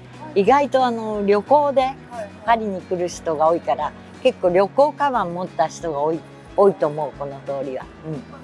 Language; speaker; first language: Japanese; native; Japanese